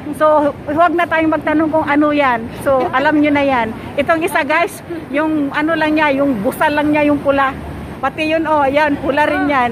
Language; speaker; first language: Filipino; native; Filipino